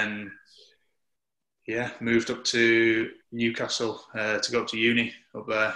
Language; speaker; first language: English; native; English